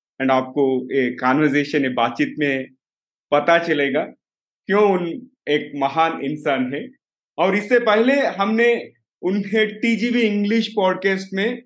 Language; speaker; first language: Hindi; non-native, local second language; Telugu